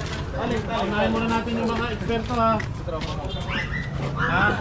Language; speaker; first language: Filipino; native; Filipino